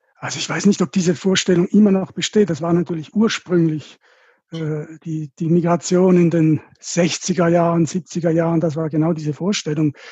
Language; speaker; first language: German; native; German